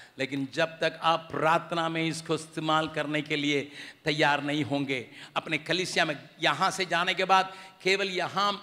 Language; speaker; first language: Hindi; non-native, local second language; Tamil